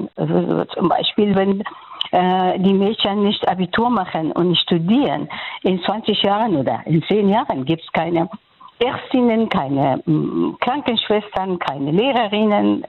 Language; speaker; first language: German; non-native, fluent; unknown